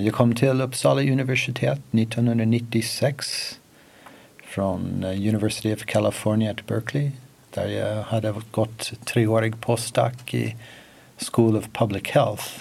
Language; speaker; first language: Swedish; non-native, fluent; English